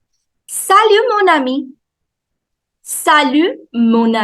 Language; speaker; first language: French; non-native, fluent; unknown